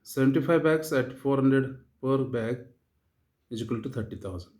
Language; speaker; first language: English; non-native, local second language; Kannada